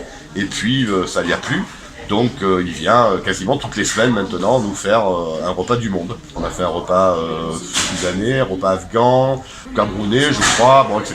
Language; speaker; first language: French; native; French